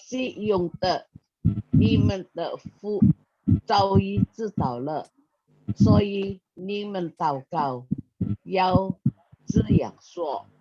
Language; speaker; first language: Chinese; non-native, learner; Indonesian